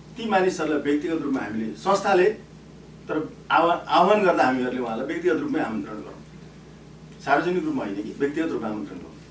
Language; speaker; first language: Nepali; native; Nepali